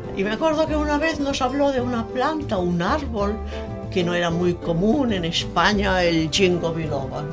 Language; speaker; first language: Spanish; native; Spanish